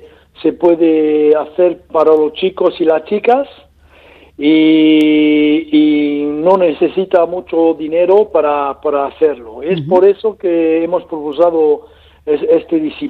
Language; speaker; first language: Spanish; non-native, learner; French